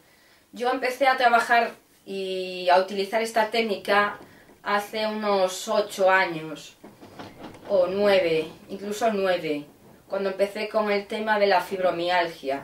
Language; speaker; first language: Spanish; native; Spanish